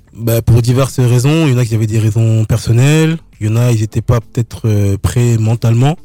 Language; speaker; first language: French; native; French